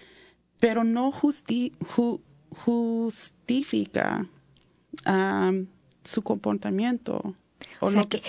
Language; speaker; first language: Spanish; early bilingual, heritage; Spanish